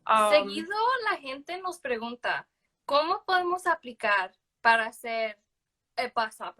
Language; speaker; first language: Spanish; early bilingual, other home language; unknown